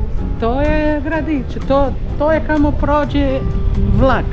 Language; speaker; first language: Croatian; non-native, learner; Portuguese